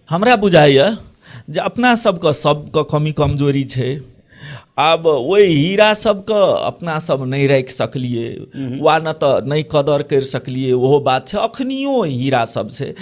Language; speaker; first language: Maithili; native; Maithili